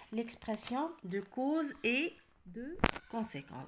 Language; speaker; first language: French; non-native, local second language; Arabic